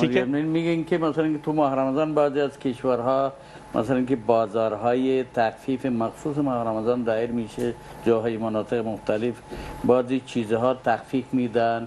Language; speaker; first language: Persian; non-native, fluent; Urdu